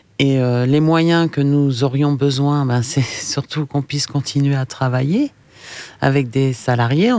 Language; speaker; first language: French; native; French